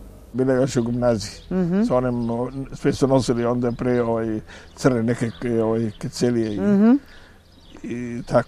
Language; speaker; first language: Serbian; non-native, fluent; Arabic